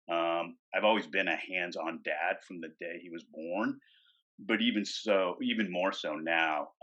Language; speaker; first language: English; native; English